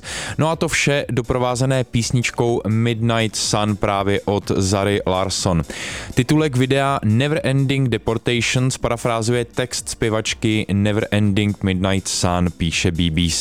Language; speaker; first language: Czech; native; Czech